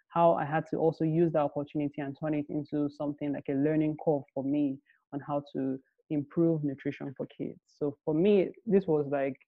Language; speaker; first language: English; non-native, local second language; Yoruba